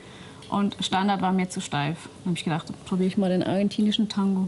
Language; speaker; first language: German; native; German